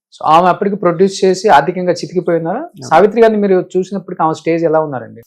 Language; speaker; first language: Telugu; native; Telugu